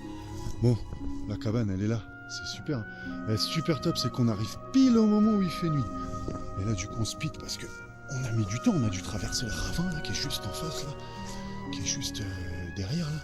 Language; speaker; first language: French; native; French